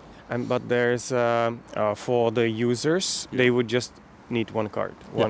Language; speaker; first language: English; non-native, fluent; Czech